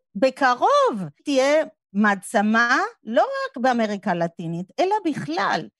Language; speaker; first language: Hebrew; non-native, fluent; Spanish